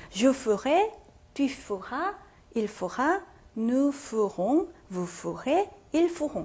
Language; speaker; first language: French; non-native, fluent; Korean